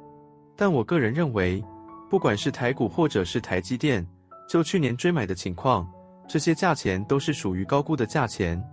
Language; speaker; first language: Chinese; native; Chinese